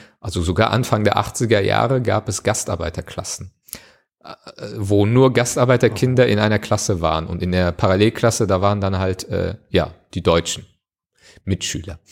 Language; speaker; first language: German; early bilingual, other home language; Turkish